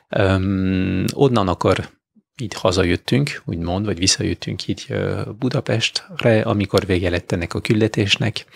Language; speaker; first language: Hungarian; non-native, fluent; French